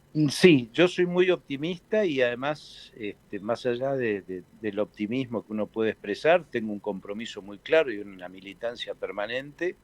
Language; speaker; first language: Spanish; native; Spanish